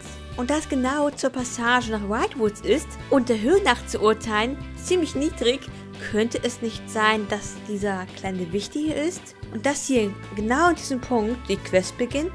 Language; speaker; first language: German; native; German